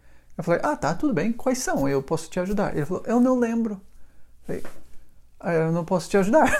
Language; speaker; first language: Portuguese; non-native, fluent; English